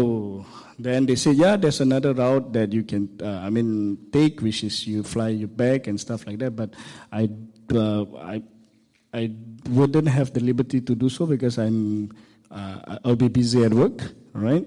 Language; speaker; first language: English; non-native, local second language; Malay